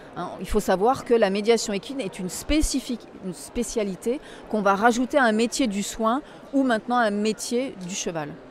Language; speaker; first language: French; native; French